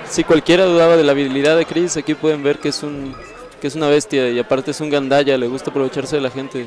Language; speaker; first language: Spanish; native; Spanish